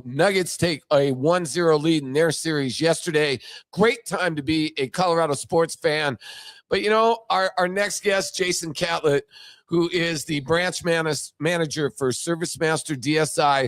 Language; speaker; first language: English; native; English